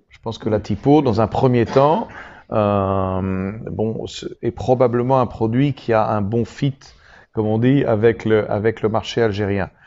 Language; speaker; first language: French; native; French